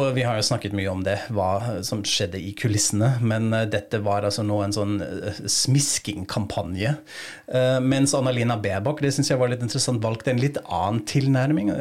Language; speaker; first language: Norwegian; non-native, fluent; German